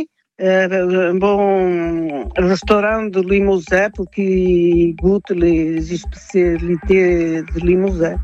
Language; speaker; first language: French; non-native, fluent; Portuguese